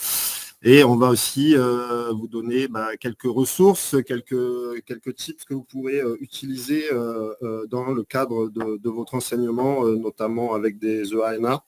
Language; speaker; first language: French; native; French